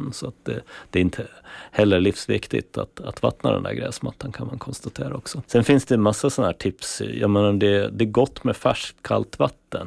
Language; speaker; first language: Swedish; native; Swedish